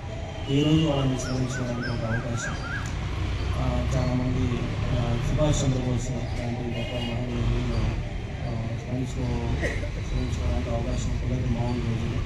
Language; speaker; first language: Telugu; native; Telugu